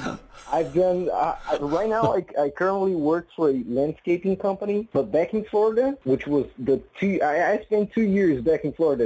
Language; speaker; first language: English; non-native, fluent; Portuguese